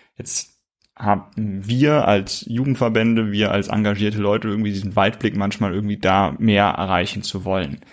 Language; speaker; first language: German; native; German